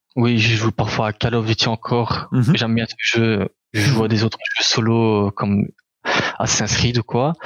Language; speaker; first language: French; native; French